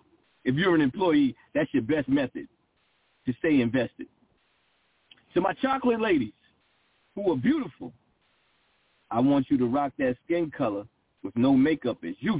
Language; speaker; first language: English; native; English